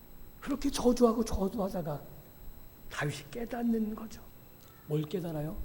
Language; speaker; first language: Korean; native; Korean